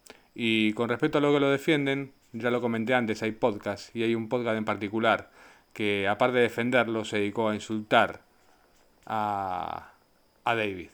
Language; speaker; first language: Spanish; native; Spanish